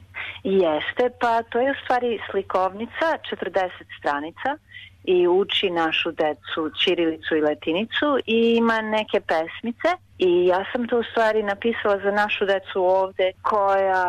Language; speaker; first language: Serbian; early bilingual, heritage; Serbian